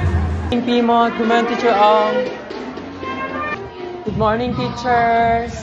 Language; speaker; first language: English; non-native, local second language; Filipino